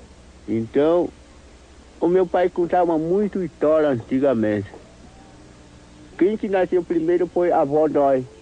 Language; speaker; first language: Portuguese; non-native, local second language; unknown